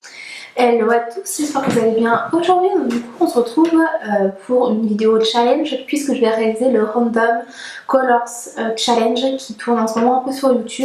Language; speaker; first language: French; native; French